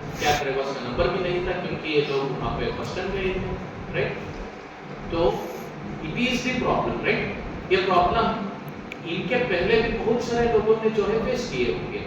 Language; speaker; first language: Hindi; non-native, local second language; Kannada